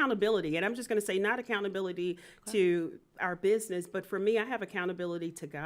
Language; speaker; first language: English; native; English